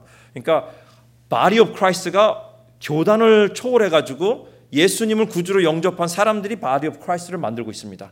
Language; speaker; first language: Korean; early bilingual, heritage; Korean